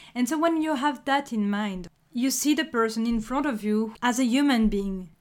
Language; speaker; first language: English; non-native, fluent; French